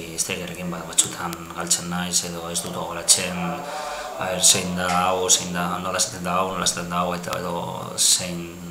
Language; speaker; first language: Basque; non-native, local second language; Spanish